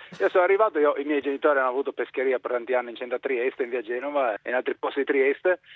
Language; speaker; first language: Italian; native; Italian